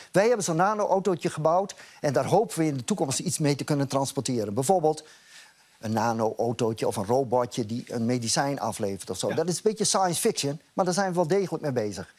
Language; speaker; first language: Dutch; native; Dutch